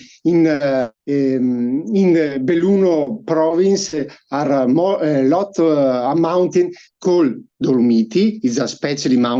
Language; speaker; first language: English; non-native, learner; Italian